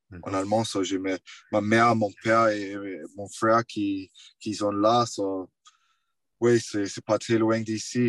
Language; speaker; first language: French; non-native, fluent; English